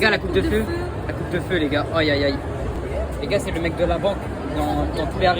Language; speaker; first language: French; native; French